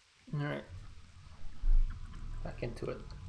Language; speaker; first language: English; native; English